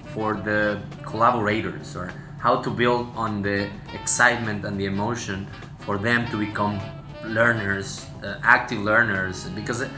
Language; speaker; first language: English; non-native, fluent; Spanish